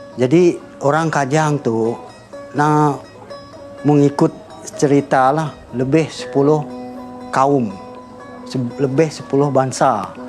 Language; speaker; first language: Malay; non-native, local second language; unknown